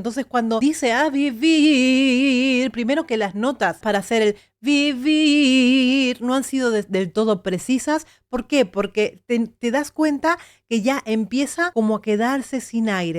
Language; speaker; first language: Spanish; native; Spanish